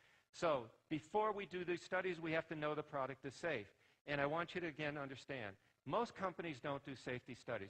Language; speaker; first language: English; native; English